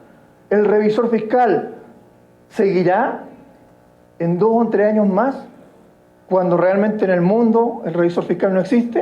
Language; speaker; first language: Spanish; native; Spanish